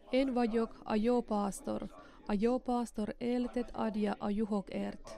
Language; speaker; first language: Hungarian; non-native, learner; Finnish